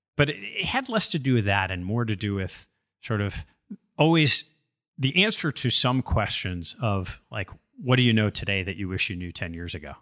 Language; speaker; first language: English; native; English